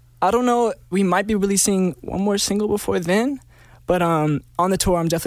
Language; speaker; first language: English; native; English